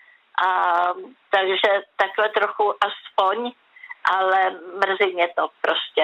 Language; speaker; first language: Czech; native; Czech